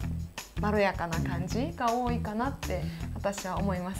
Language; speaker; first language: Japanese; native; Japanese